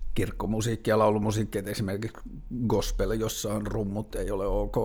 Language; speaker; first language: Finnish; native; Finnish